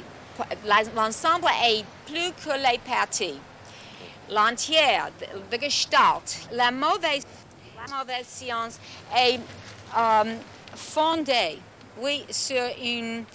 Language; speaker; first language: French; non-native, learner; English